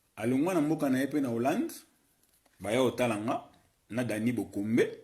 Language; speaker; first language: Lingala; native; Lingala